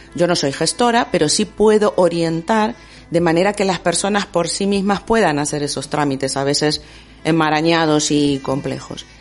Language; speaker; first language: Spanish; native; Spanish